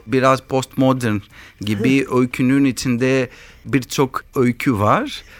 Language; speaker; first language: Turkish; non-native, learner; Greek